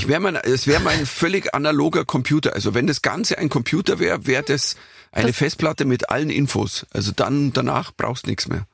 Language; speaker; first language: German; native; German